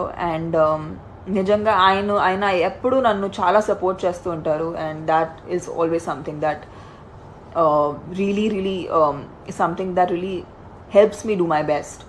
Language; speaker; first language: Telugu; non-native, fluent; Hindi